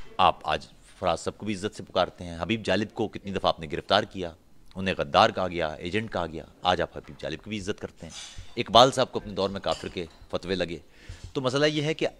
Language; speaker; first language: Urdu; non-native, local second language; Punjabi